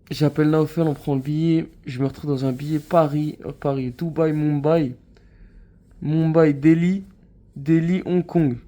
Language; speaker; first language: French; native; French